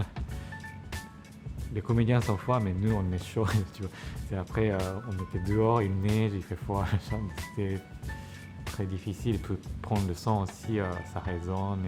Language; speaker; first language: French; non-native, fluent; Japanese